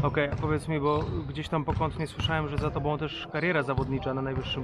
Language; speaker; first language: Polish; native; Polish